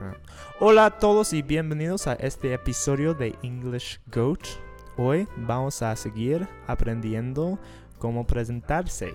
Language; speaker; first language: Spanish; non-native, fluent; English